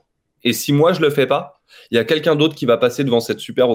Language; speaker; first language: French; native; French